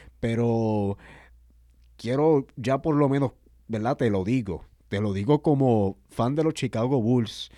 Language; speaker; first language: Spanish; native; Spanish